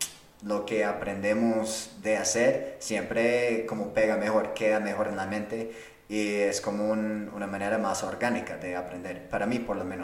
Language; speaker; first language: Spanish; non-native, fluent; English